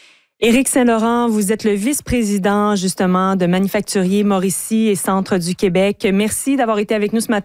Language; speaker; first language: French; native; French